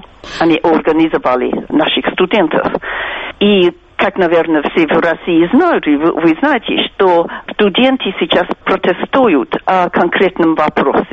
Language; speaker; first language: Russian; non-native, fluent; English